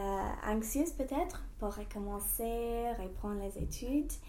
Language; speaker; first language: French; non-native, fluent; English